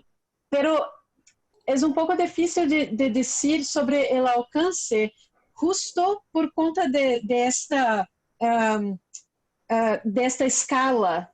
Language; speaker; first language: Spanish; non-native, fluent; Portuguese